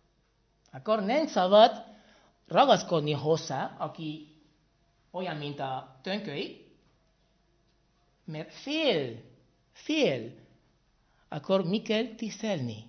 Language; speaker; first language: Hungarian; non-native, fluent; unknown